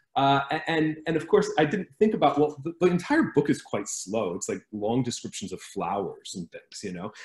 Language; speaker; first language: English; native; English